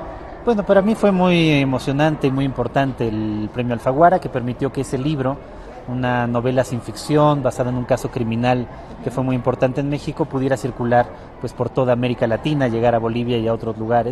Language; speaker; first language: Spanish; native; Spanish